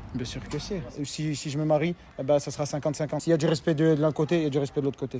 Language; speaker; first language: French; native; French